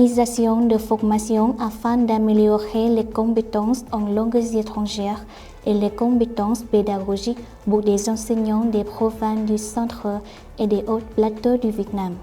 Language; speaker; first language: French; non-native, fluent; Vietnamese